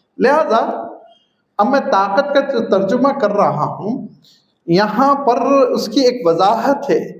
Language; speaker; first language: Urdu; native; Urdu